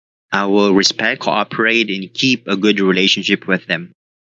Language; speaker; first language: English; non-native, local second language; Filipino